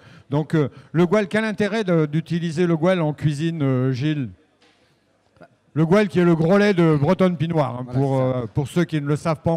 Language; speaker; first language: French; native; French